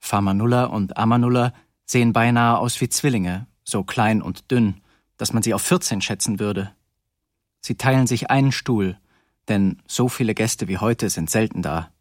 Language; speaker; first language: German; native; German